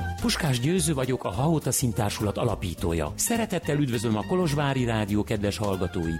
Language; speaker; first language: Hungarian; native; Hungarian